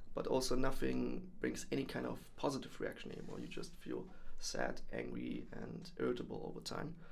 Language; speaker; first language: English; non-native, fluent; German